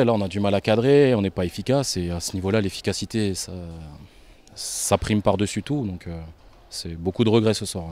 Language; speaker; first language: French; native; French